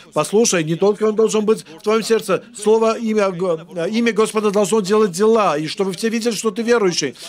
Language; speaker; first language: Russian; non-native, local second language; Armenian